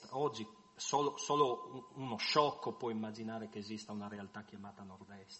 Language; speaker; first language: Italian; native; Italian